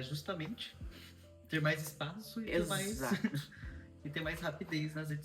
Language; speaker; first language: Portuguese; native; Portuguese